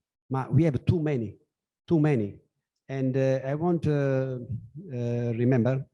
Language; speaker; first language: English; non-native, learner; Italian